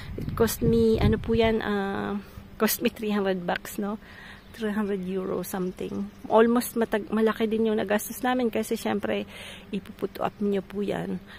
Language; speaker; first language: Filipino; native; Filipino